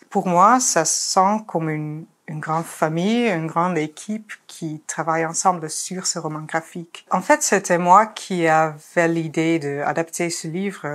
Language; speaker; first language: French; non-native, fluent; Dutch